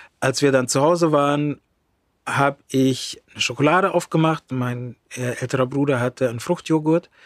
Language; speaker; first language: German; early bilingual, other home language; Romany